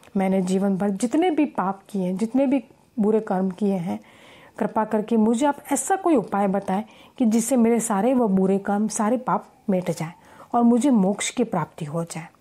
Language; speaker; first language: Hindi; native; Hindi